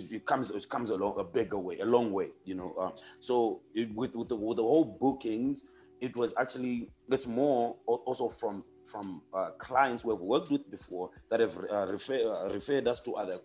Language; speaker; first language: English; non-native, local second language; Shona